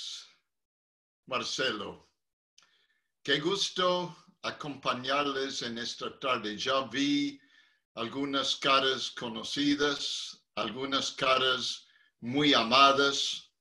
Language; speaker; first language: Spanish; non-native, fluent; English